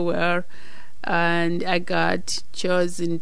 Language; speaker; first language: English; non-native, local second language; Nyanja